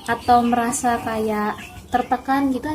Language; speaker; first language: Indonesian; native; Indonesian